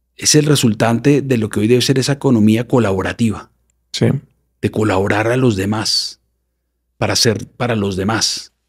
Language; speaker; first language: Spanish; native; Spanish